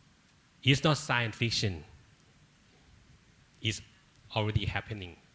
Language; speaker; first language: English; non-native, learner; Thai